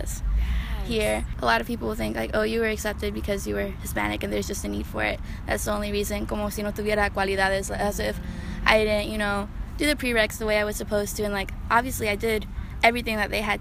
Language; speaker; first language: English; early bilingual, other home language; Spanish